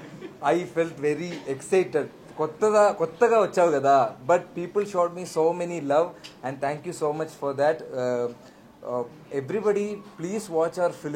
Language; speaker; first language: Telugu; non-native, learner; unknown